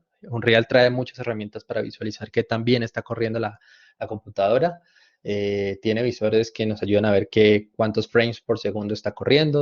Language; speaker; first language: Spanish; native; Spanish